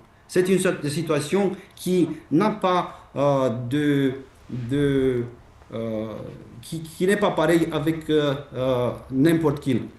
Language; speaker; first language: French; non-native, fluent; Romanian